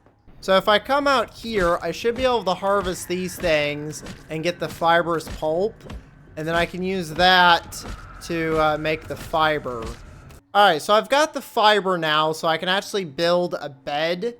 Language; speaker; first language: English; native; English